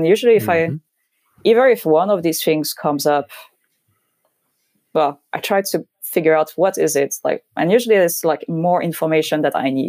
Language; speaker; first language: English; non-native, fluent; French